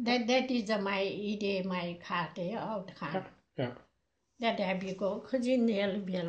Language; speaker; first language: Dutch; non-native, learner; Nepali